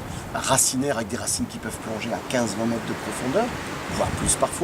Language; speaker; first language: French; native; French